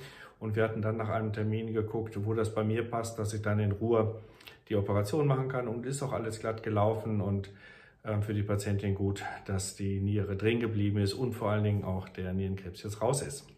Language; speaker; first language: German; native; German